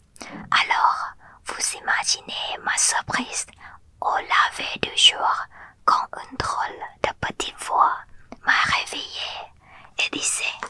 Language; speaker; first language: French; non-native, learner; Thai